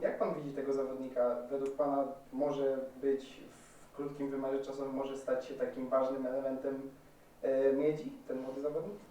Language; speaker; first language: Polish; native; Polish